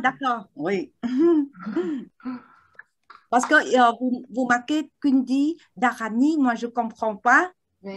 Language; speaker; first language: French; non-native, learner; Vietnamese